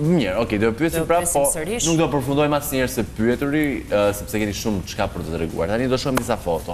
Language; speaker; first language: Albanian; native; Albanian